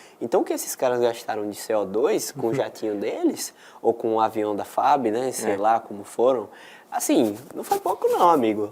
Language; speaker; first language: Portuguese; native; Portuguese